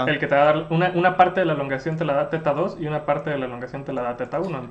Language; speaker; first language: Spanish; native; Spanish